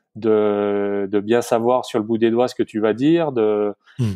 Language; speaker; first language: French; native; French